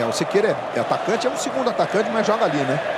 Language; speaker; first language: Portuguese; native; Portuguese